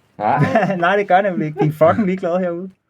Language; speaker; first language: Danish; native; Danish